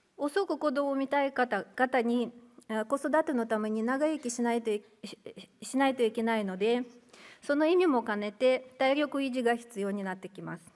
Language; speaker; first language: Japanese; non-native, fluent; Russian